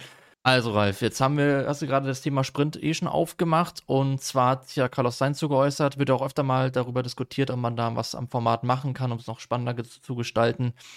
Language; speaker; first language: German; native; German